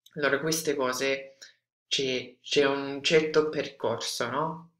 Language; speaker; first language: Italian; non-native, fluent; English